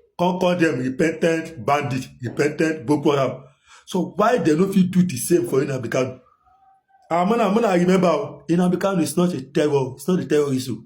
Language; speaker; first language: Nigerian Pidgin; native; Nigerian Pidgin